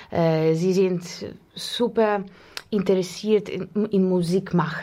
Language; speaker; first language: German; non-native, fluent; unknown